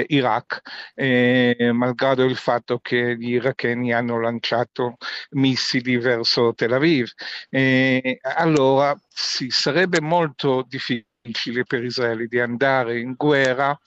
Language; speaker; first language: Italian; non-native, fluent; Hebrew